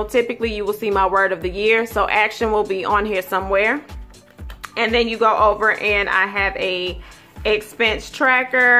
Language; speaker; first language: English; native; English